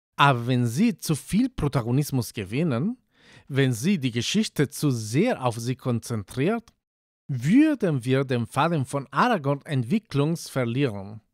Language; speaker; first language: German; non-native, fluent; Spanish